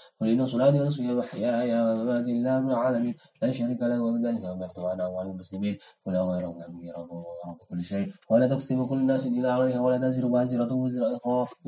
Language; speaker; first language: Arabic; non-native, learner; Indonesian